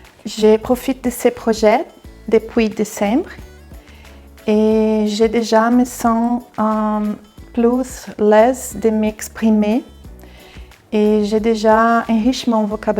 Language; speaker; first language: French; non-native, learner; Portuguese